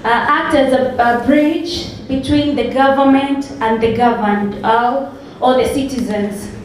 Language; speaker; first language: English; non-native, local second language; Swahili